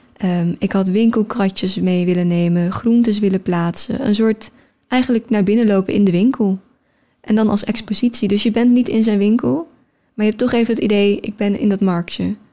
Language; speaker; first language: Dutch; native; Dutch